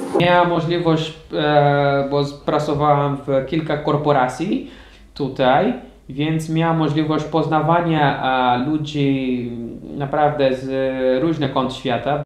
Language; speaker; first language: Polish; non-native, fluent; Portuguese